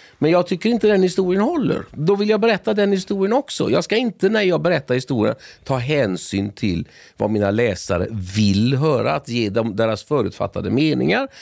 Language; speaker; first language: Swedish; native; Swedish